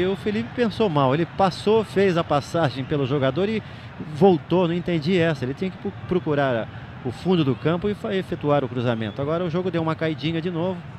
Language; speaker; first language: Portuguese; native; Portuguese